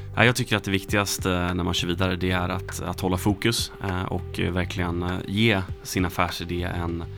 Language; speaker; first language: Swedish; native; Swedish